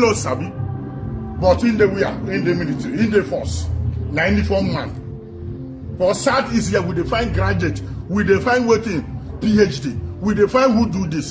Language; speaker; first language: Nigerian Pidgin; non-native, local second language; Igbo